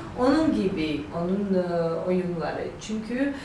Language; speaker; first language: Turkish; non-native, learner; Georgian